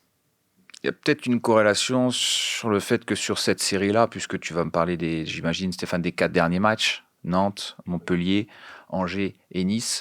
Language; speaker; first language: French; native; French